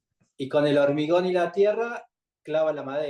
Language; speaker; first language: Spanish; native; Spanish